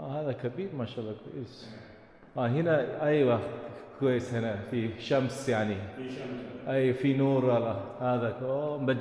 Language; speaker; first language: Arabic; non-native, learner; English